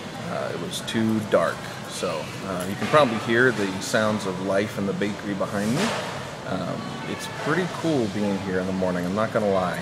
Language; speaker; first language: English; native; English